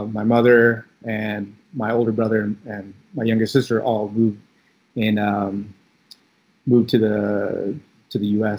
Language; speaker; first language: English; early bilingual, other home language; Filipino